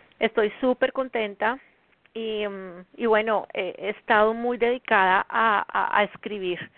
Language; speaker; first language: Spanish; native; Spanish